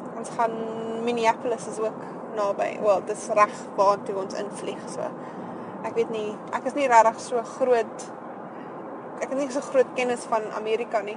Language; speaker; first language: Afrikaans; native; Afrikaans